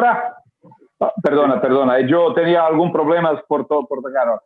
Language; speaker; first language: Portuguese; non-native, learner; Croatian